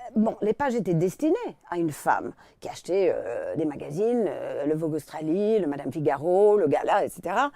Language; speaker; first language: French; non-native, fluent; English